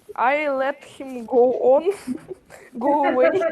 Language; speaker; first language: English; non-native, learner; Russian